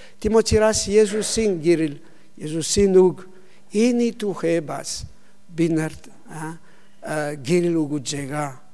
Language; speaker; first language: Mongolian; non-native, learner; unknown